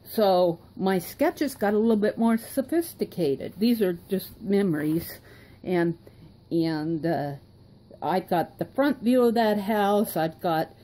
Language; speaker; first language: English; native; English